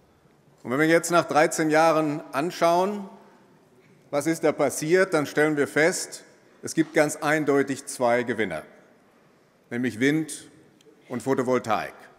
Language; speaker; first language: German; native; German